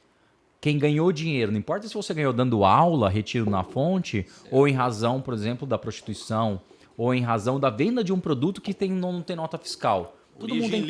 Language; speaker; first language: Portuguese; native; Portuguese